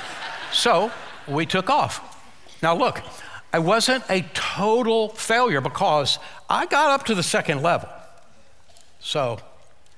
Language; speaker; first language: English; native; English